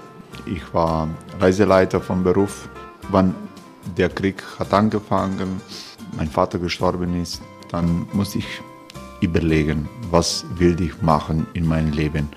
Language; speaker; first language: German; non-native, learner; Croatian